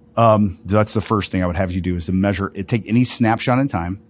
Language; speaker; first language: English; native; English